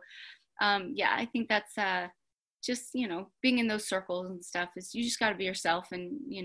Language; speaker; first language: English; native; English